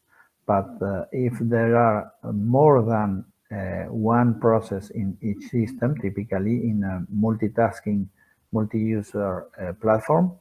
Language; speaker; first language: English; non-native, fluent; Spanish